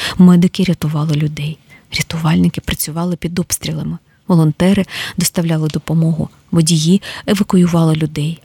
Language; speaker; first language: Ukrainian; native; Ukrainian